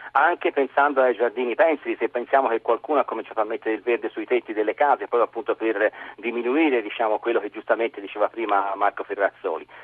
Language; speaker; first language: Italian; native; Italian